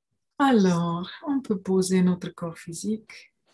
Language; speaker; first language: French; non-native, fluent; Romanian